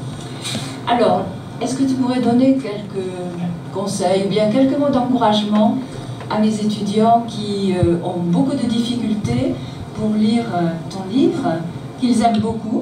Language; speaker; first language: French; native; French